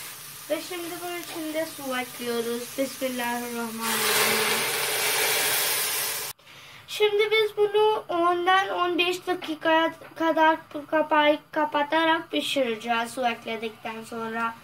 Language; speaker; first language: Turkish; non-native, fluent; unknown